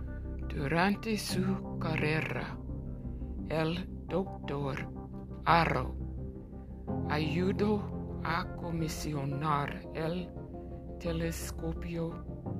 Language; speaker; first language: Spanish; non-native, learner; English